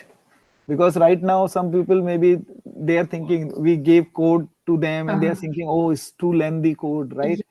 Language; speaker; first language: English; non-native, learner; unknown